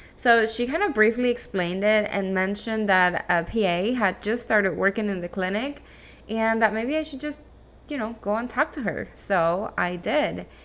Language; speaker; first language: English; non-native, fluent; Spanish